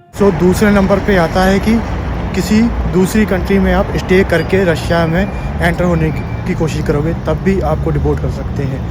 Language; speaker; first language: Hindi; non-native, local second language; Punjabi